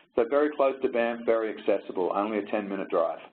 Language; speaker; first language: English; native; English